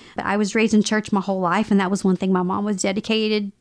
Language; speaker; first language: English; native; English